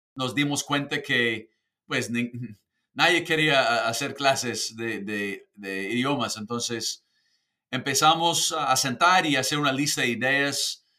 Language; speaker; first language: Spanish; non-native, fluent; English